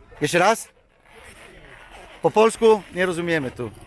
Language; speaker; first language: Polish; non-native, learner; Italian